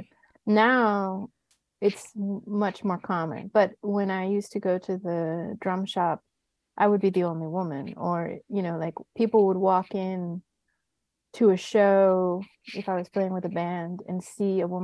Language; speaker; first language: English; native; English